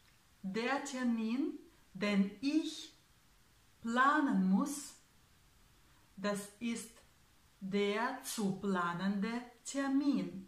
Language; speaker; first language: German; non-native, fluent; Russian